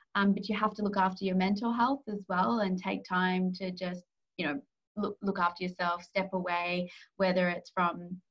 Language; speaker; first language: English; native; English